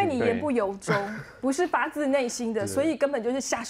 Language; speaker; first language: Chinese; native; Chinese